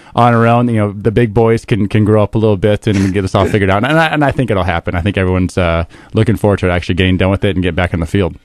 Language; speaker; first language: English; native; English